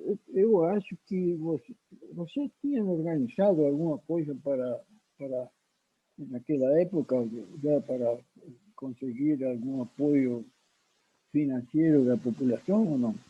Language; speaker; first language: Portuguese; non-native, fluent; Spanish